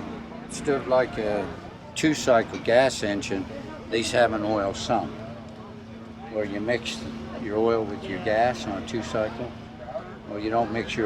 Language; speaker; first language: English; native; English